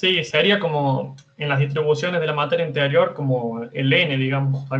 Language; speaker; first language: Spanish; native; Spanish